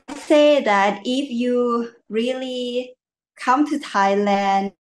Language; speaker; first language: English; non-native, learner; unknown